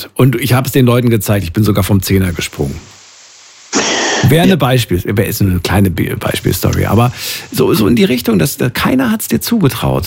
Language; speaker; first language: German; native; German